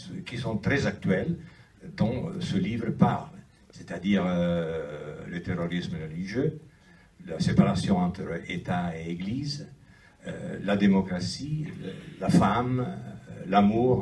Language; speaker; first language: French; non-native, fluent; Italian